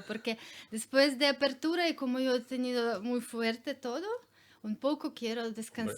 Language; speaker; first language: Spanish; non-native, learner; Ukrainian